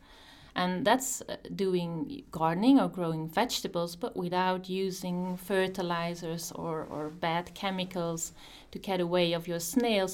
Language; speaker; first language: English; non-native, fluent; Dutch